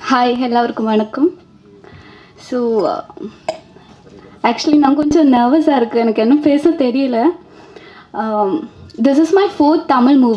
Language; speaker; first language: Tamil; non-native, learner; Malayalam